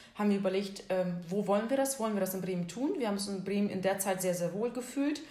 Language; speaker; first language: German; non-native, fluent; Russian